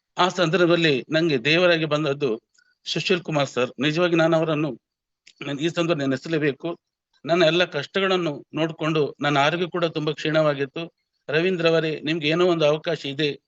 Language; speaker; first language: Kannada; native; Kannada